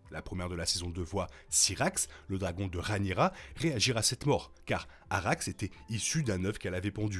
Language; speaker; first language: French; native; French